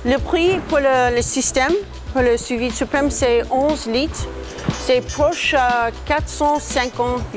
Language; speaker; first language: French; non-native, learner; English